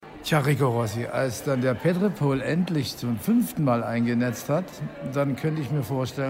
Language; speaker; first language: German; native; German